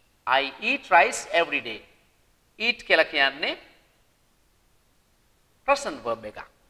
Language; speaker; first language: English; non-native, local second language; Sinhala